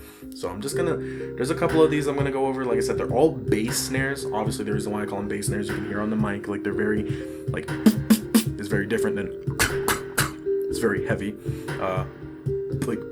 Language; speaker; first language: English; native; English